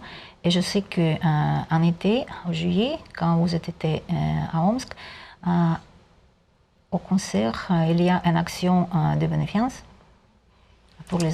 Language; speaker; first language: French; non-native, learner; Russian